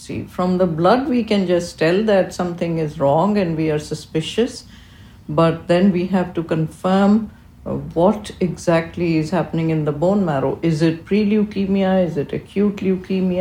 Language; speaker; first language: English; non-native, local second language; Urdu